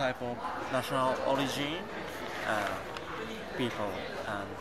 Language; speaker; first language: English; non-native, learner; Japanese